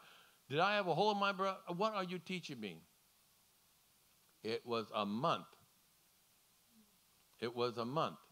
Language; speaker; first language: English; native; English